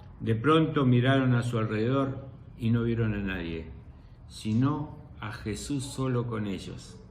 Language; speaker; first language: Spanish; native; Spanish